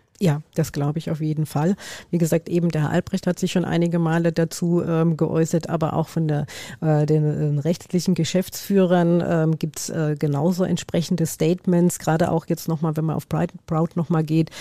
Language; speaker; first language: German; native; German